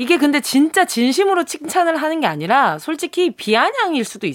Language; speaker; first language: Korean; native; Korean